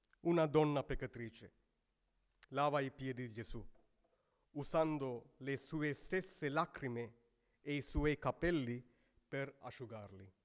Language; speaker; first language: Italian; non-native, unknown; Sinhala